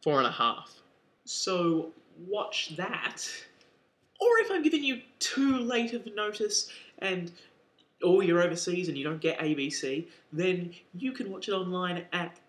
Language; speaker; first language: English; native; English